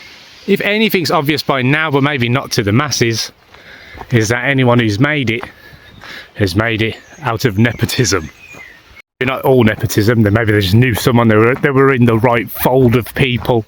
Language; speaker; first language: English; native; English